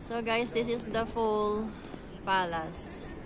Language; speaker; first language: English; non-native, fluent; Filipino